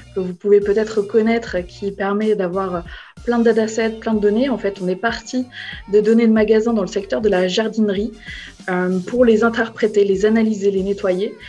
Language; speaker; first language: French; native; French